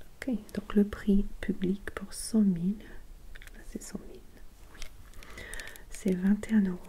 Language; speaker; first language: French; non-native, fluent; English